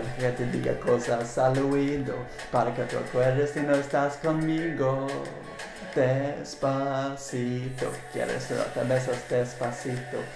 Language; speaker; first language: Spanish; non-native, learner; Swedish